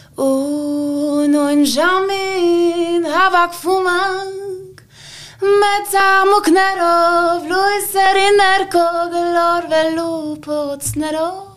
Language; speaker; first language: Armenian; early bilingual, heritage; Armenian